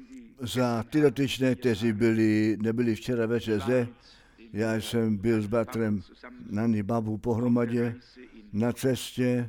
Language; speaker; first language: Czech; non-native, fluent; German